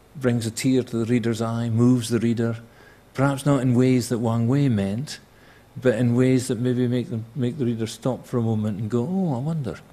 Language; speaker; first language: English; native; English